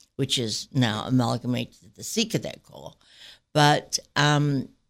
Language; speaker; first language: English; native; English